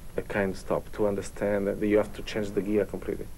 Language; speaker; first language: English; non-native, fluent; Italian